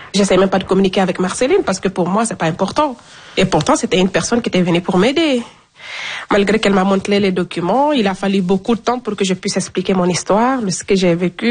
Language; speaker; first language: French; non-native, local second language; Fula